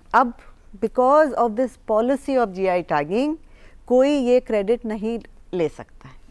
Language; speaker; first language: Hindi; non-native, local second language; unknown